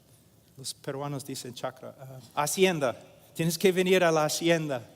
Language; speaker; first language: Spanish; non-native, fluent; English